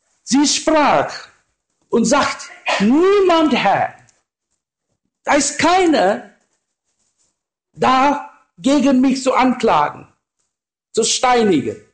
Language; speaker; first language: German; non-native, learner; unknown